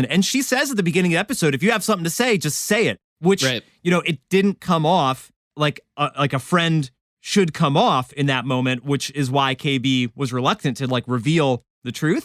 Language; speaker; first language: English; native; English